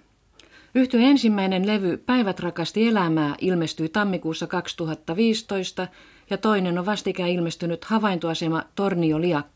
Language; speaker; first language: Finnish; native; Finnish